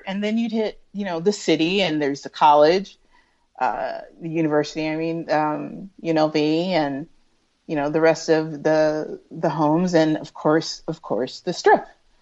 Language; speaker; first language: English; native; English